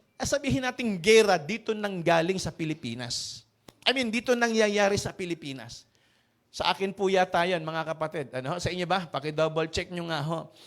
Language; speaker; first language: Filipino; native; Filipino